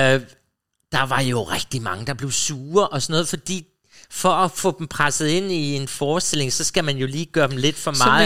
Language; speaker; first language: Danish; native; Danish